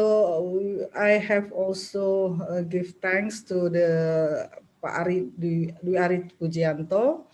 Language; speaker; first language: English; non-native, local second language; Indonesian